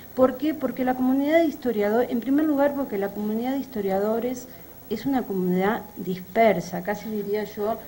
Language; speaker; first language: Spanish; native; Spanish